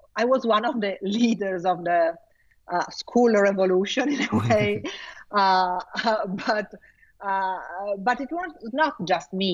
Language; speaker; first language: English; non-native, fluent; Italian